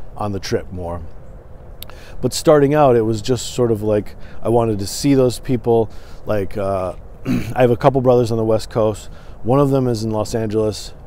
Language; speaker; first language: English; native; English